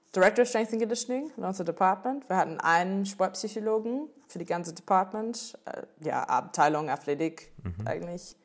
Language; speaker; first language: German; non-native, fluent; English